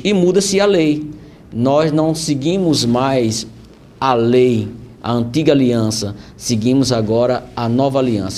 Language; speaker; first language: Portuguese; native; Portuguese